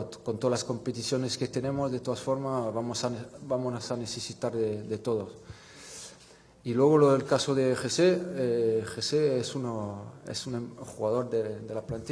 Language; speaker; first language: Spanish; non-native, fluent; French